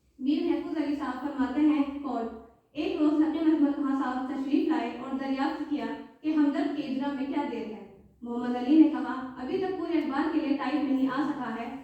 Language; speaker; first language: Urdu; native; Urdu